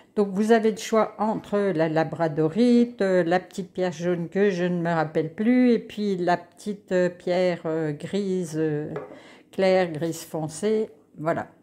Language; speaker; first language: French; native; French